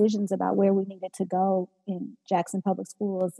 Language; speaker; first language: English; native; English